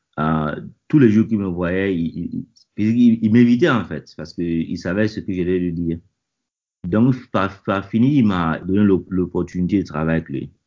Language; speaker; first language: French; non-native, local second language; Mossi